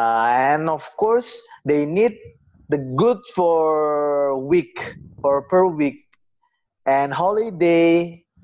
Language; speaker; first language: English; non-native, learner; Indonesian